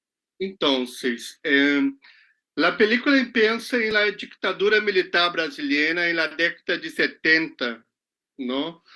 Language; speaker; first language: Spanish; non-native, learner; Portuguese